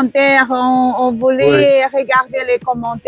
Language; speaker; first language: French; non-native, learner; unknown